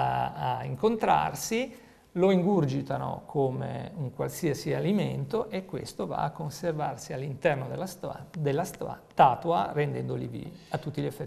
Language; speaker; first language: Italian; native; Italian